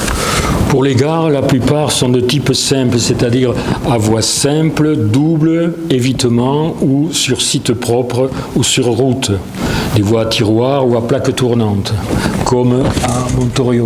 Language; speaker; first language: French; native; French